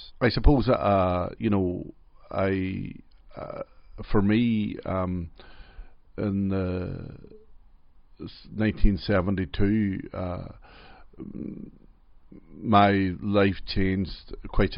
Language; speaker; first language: English; native; English